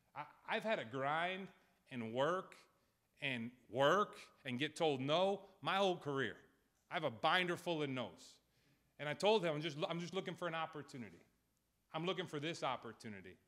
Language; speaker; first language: English; native; English